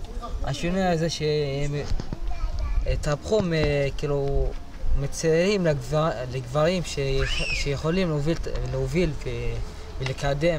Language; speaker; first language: Hebrew; non-native, local second language; Arabic